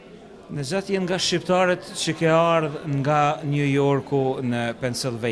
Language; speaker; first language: Albanian; native; Albanian